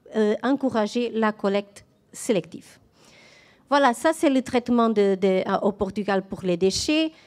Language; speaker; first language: French; non-native, fluent; Portuguese